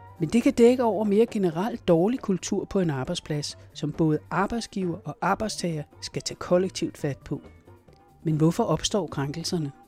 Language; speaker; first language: Danish; native; Danish